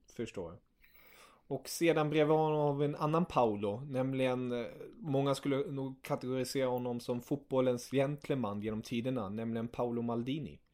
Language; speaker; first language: Swedish; early bilingual, other home language; German